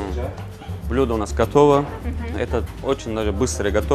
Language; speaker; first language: Russian; non-native, learner; Turkish